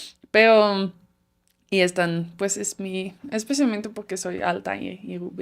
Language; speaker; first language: Spanish; non-native, fluent; Dutch